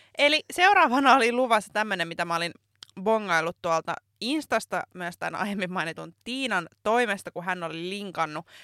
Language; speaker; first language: Finnish; native; Finnish